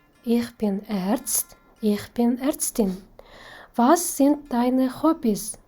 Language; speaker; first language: German; non-native, fluent; Kazakh